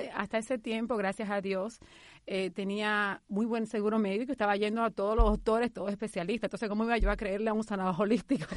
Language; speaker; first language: Spanish; native; Spanish